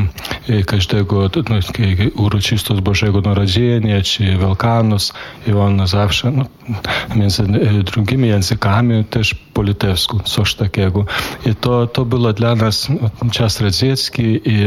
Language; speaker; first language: Polish; non-native, fluent; Lithuanian